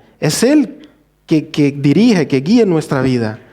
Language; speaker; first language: Spanish; non-native, fluent; Portuguese